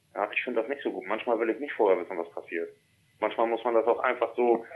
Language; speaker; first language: German; native; German